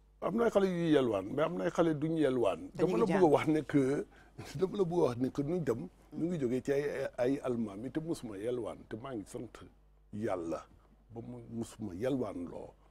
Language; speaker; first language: Wolof; non-native, local second language; Fula